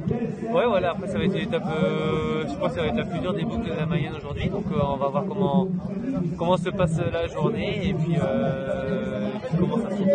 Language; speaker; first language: French; native; French